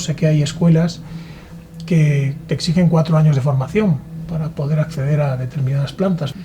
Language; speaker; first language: Spanish; native; Spanish